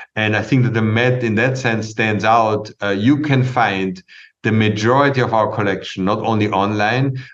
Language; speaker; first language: English; non-native, fluent; German